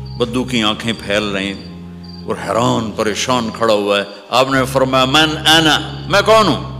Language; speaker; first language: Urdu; non-native, local second language; Punjabi